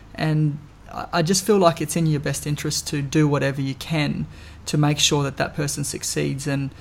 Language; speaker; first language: English; native; English